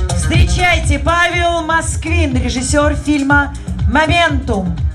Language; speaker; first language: Russian; native; Russian